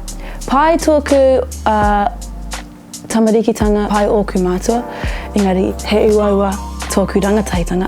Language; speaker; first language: Māori; non-native, local second language; English